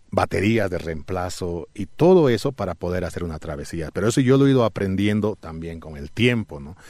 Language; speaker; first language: Spanish; native; Spanish